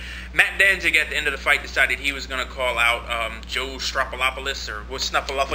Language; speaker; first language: English; native; English